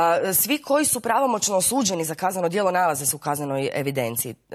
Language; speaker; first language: Croatian; native; Croatian